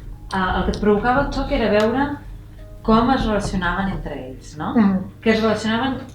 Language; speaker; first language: Catalan; native; Catalan